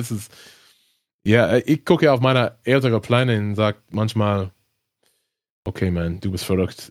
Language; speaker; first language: German; non-native, learner; English